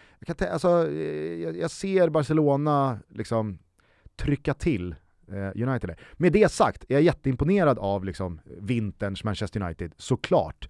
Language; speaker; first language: Swedish; native; Swedish